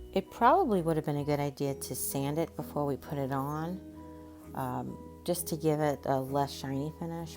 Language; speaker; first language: English; native; English